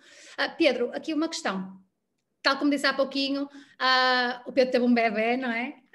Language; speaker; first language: Portuguese; native; Portuguese